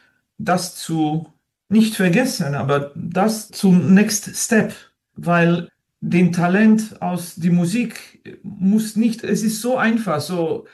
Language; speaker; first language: German; non-native, learner; French